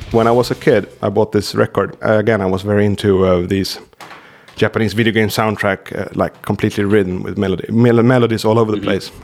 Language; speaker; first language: English; non-native, fluent; Swedish